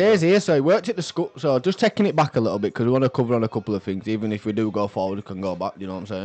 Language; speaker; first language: English; native; English